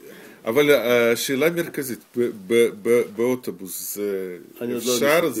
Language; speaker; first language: Hebrew; non-native, fluent; Russian